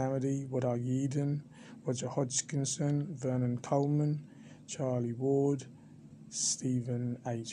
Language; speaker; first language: English; native; English